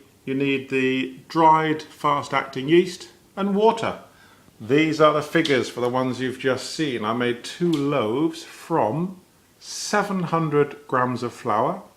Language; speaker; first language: English; native; English